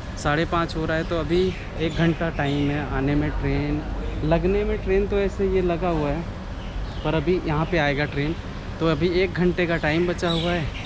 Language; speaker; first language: Hindi; native; Hindi